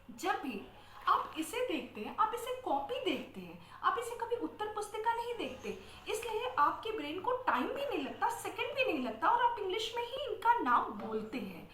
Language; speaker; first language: Hindi; native; Hindi